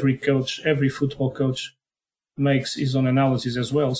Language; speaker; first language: English; non-native, fluent; Portuguese